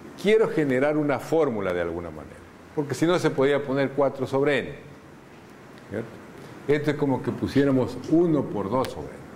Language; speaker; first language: Spanish; native; Spanish